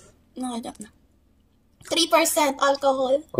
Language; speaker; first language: Korean; non-native, learner; Filipino